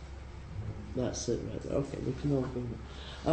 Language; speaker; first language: English; native; English